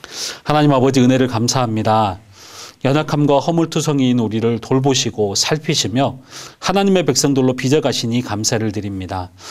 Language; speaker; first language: Korean; native; Korean